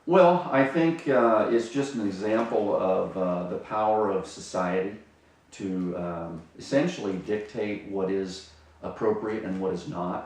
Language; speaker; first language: English; native; English